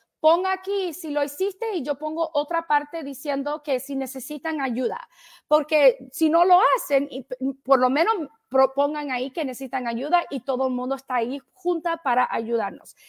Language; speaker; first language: Spanish; early bilingual, heritage; Spanish